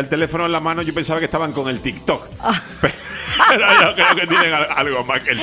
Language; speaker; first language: Spanish; native; Spanish